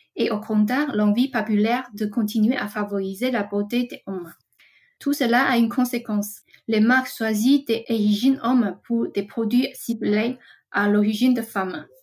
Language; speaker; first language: French; non-native, fluent; Chinese